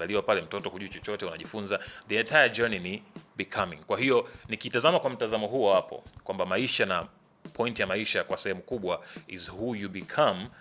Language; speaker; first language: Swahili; native; Swahili